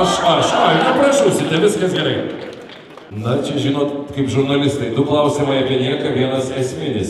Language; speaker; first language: Lithuanian; native; Lithuanian